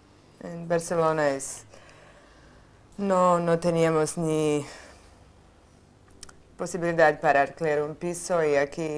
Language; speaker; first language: Spanish; non-native, fluent; Bosnian